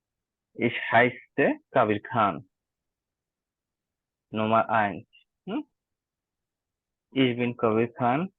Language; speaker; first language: German; non-native, learner; Bangla